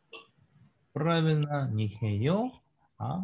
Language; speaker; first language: Russian; non-native, fluent; Korean